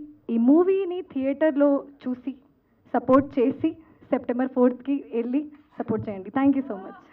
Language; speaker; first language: Telugu; non-native, fluent; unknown